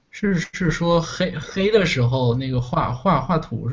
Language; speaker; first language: Chinese; native; Chinese